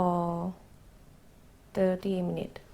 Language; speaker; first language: English; non-native, learner; Thai